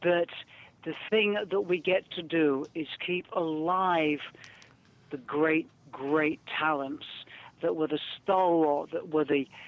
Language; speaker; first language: English; native; English